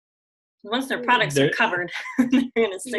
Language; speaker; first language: English; native; English